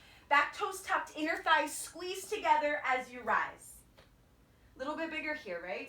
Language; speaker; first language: English; native; English